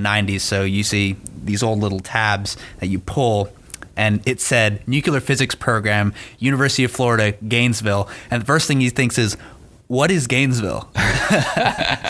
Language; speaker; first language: English; native; English